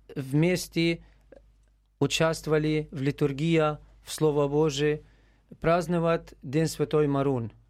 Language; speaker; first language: Russian; non-native, learner; Arabic